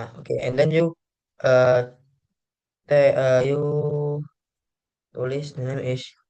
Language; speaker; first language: English; non-native, learner; Indonesian